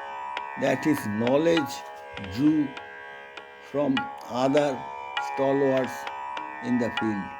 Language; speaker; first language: English; non-native, local second language; Bangla